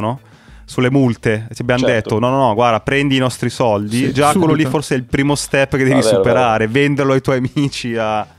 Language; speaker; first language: Italian; native; Italian